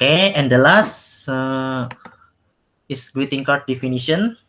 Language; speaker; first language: English; non-native, local second language; Indonesian